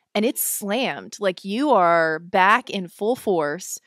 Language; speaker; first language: English; native; English